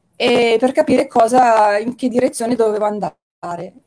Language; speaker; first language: Italian; native; Italian